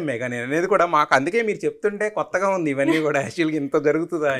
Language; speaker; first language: Telugu; native; Telugu